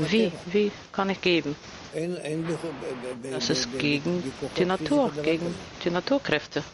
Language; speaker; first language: German; non-native, fluent; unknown